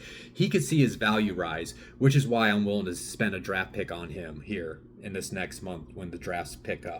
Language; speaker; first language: English; native; English